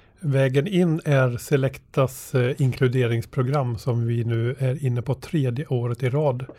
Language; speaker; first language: Swedish; native; Swedish